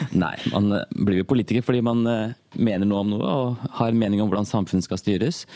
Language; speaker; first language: Norwegian; early bilingual, other home language; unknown